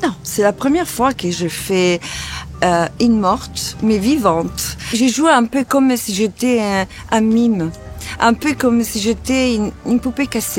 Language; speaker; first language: French; non-native, fluent; Italian